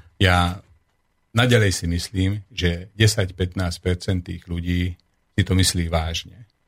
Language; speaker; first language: Slovak; non-native, local second language; Hungarian